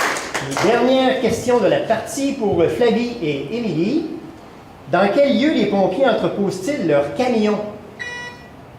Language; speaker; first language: French; native; French